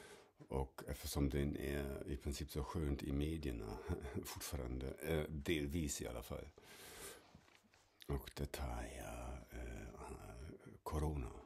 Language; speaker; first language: Swedish; non-native, fluent; German